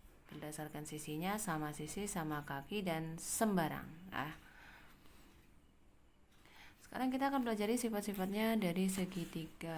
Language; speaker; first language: Indonesian; native; Indonesian